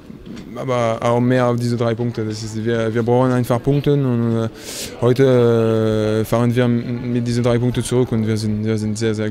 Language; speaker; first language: German; non-native, fluent; French